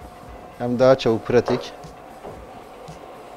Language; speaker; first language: Turkish; native; Turkish